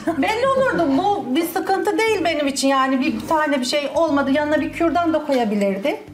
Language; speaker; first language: Turkish; native; Turkish